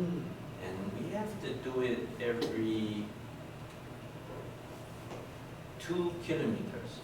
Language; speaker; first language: English; non-native, fluent; Chinese